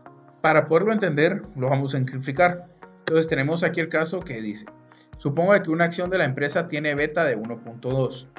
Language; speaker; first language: Spanish; native; Spanish